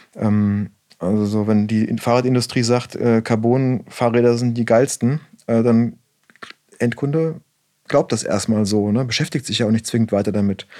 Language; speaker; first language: German; native; German